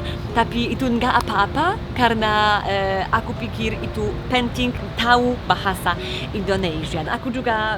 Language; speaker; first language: Indonesian; non-native, fluent; Polish